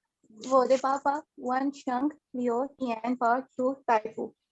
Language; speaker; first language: Chinese; non-native, learner; Urdu